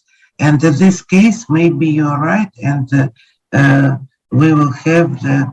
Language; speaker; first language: English; non-native, learner; Ukrainian